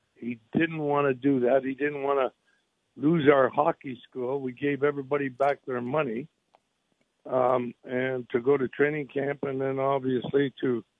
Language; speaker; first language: English; native; English